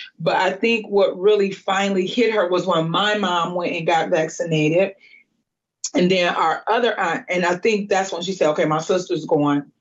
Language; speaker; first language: English; native; English